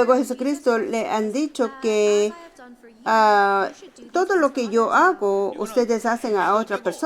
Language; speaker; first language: Spanish; non-native, fluent; Korean